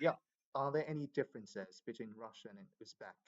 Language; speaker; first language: English; non-native, fluent; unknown